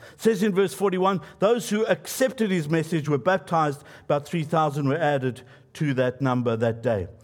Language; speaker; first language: English; native; English